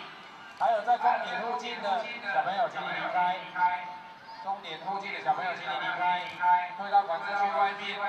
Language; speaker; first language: Chinese; native; Chinese